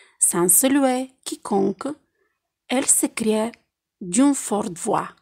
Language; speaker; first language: French; non-native, fluent; Bulgarian